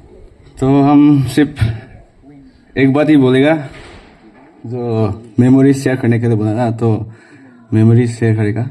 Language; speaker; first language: Hindi; non-native, local second language; Garo